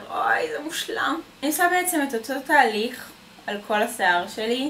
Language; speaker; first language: Hebrew; native; Hebrew